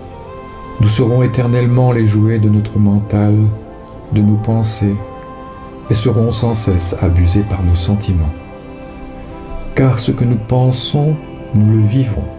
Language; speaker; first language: French; native; French